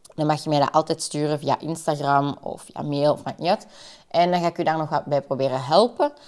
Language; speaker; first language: Dutch; native; Dutch